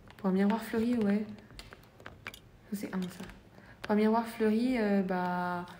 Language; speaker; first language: French; native; French